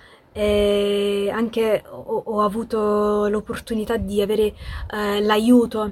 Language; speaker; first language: Italian; non-native, fluent; English